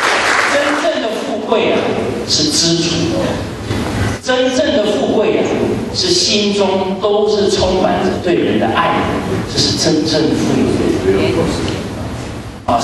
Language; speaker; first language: Chinese; native; Chinese